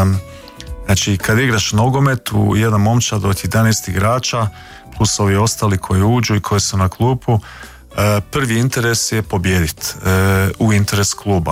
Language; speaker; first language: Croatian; early bilingual, heritage; Croatian